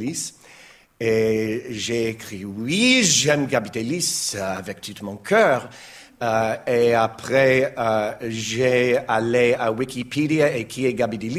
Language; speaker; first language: French; non-native, learner; English